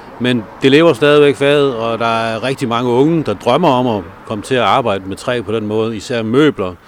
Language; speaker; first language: Danish; native; Danish